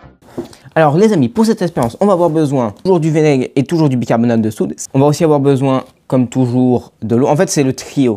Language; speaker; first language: French; native; French